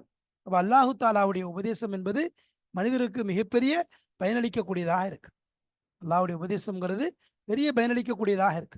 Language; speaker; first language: Tamil; native; Tamil